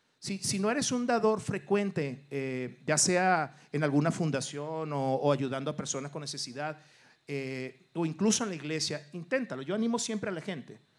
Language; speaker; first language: Spanish; early bilingual, other home language; Portuguese